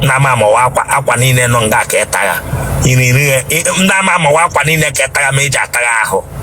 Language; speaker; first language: Igbo; native; Igbo